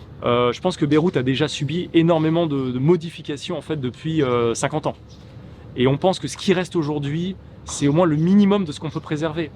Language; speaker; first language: French; native; French